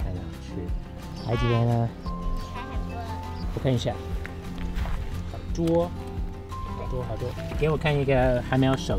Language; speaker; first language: Chinese; non-native, fluent; English